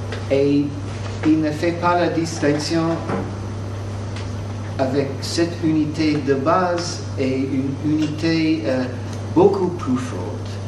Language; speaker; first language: French; non-native, fluent; English